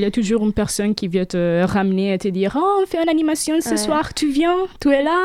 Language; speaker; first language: French; non-native, fluent; Italian